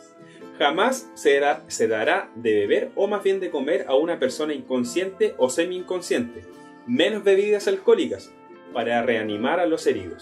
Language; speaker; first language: Spanish; native; Spanish